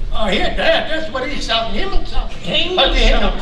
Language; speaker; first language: German; early bilingual, heritage; German